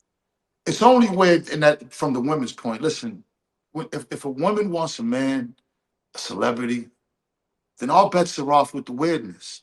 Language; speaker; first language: English; native; English